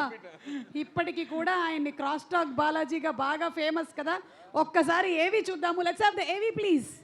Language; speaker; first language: Telugu; native; Telugu